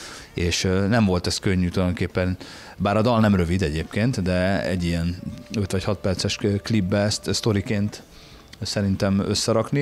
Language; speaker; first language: Hungarian; native; Hungarian